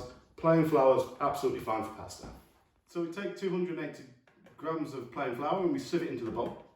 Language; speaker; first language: English; native; English